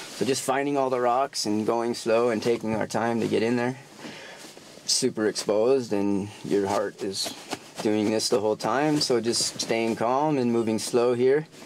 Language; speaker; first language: English; native; English